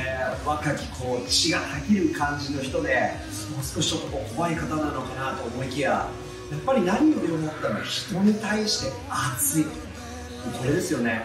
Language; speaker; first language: Japanese; native; Japanese